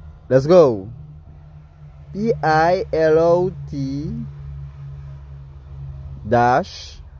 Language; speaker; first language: English; non-native, fluent; Haitian Creole